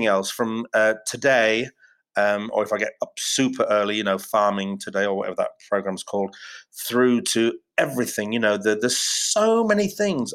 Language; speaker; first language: English; native; English